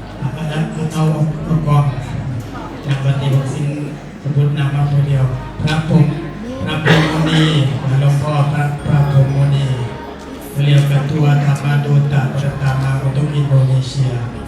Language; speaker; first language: Indonesian; non-native, learner; Thai